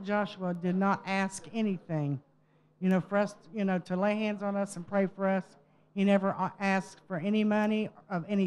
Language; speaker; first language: English; native; English